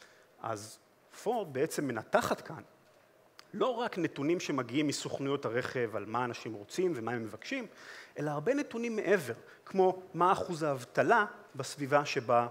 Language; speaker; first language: Hebrew; native; Hebrew